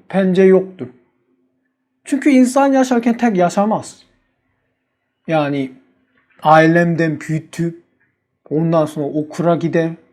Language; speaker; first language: Turkish; non-native, learner; Korean